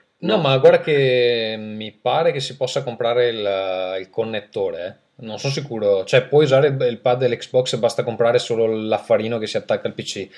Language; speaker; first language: Italian; native; Italian